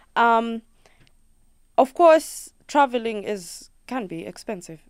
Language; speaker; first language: English; non-native, local second language; Luo (Kenya and Tanzania)